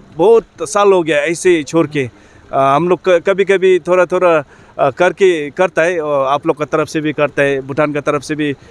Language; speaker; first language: Hindi; non-native, learner; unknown